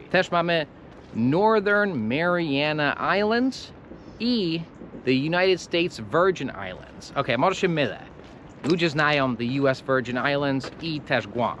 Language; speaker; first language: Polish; non-native, fluent; English